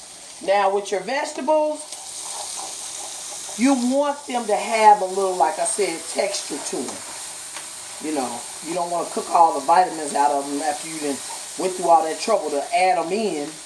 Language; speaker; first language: English; native; English